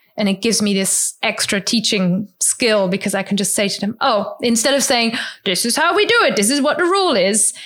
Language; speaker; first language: English; non-native, fluent; German